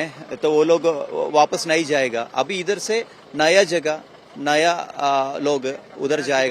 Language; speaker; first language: Hindi; non-native, local second language; Malayalam